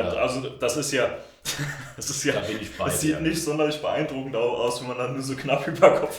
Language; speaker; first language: German; native; German